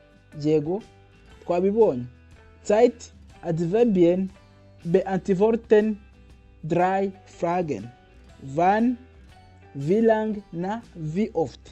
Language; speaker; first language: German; non-native, fluent; Kinyarwanda